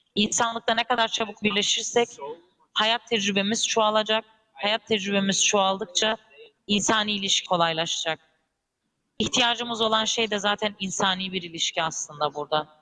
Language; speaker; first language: Turkish; early bilingual, heritage; Turkish